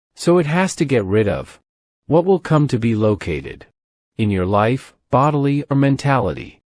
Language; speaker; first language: English; non-native, learner; Thai